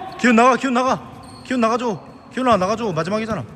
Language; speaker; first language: Korean; native; Korean